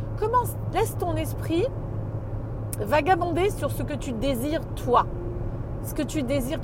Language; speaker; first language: French; native; French